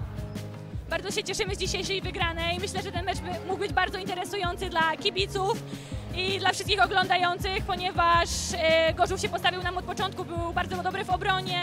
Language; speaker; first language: Polish; native; Polish